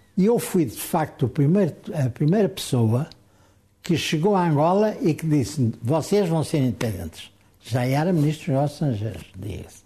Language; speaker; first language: Portuguese; native; Portuguese